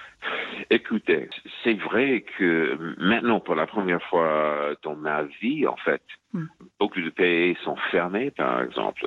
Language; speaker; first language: French; non-native, fluent; English